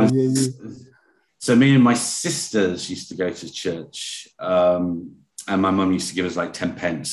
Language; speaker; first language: English; native; English